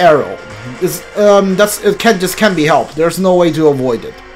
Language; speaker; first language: English; native; English